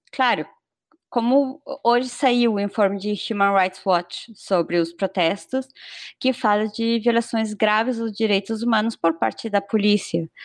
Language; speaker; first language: Portuguese; non-native, fluent; Spanish